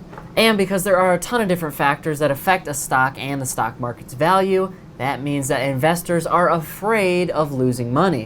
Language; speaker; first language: English; native; English